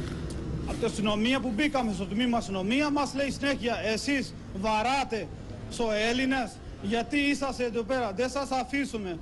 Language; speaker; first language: Greek; non-native, learner; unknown